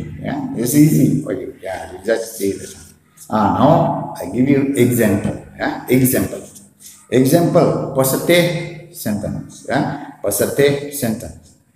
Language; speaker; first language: English; non-native, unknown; Balinese